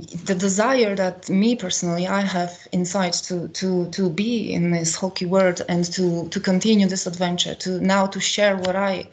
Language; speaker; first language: English; non-native, fluent; Polish